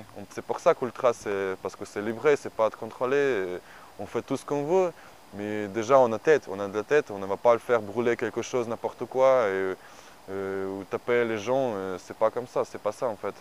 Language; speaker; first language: French; non-native, learner; Ukrainian